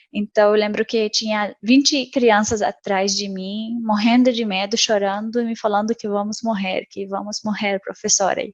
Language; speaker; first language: Portuguese; non-native, fluent; Arabic